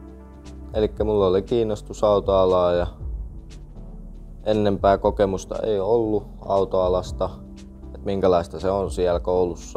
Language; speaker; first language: Finnish; non-native, local second language; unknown